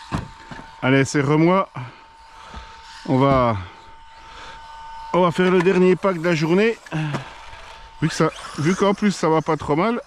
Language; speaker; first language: French; native; French